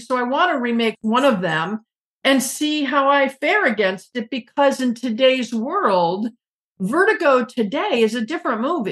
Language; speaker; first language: English; native; English